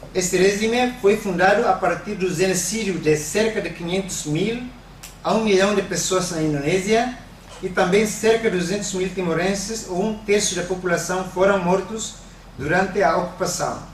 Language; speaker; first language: Portuguese; non-native, fluent; Tetum